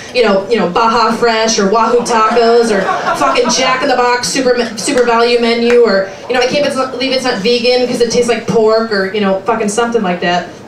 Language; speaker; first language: English; native; English